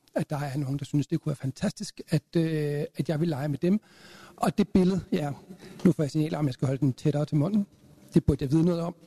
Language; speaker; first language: Danish; native; Danish